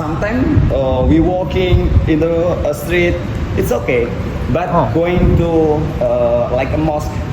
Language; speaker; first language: English; non-native, learner; Indonesian